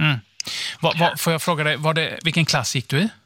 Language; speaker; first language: Swedish; native; Swedish